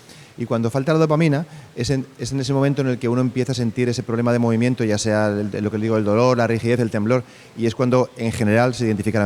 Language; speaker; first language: Spanish; native; Spanish